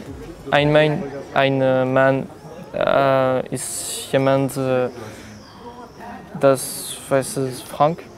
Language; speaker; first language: German; non-native, learner; French